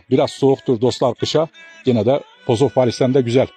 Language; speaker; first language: Turkish; native; Turkish